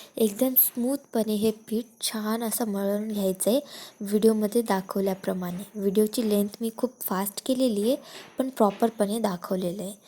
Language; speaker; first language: Marathi; non-native, local second language; Lambadi